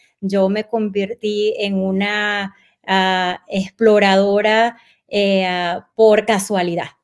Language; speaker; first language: Spanish; native; Spanish